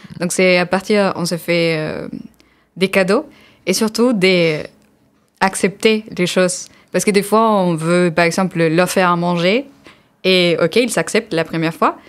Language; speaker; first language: French; non-native, fluent; Spanish